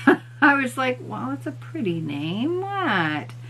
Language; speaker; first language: English; native; English